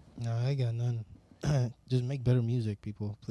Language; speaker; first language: English; native; English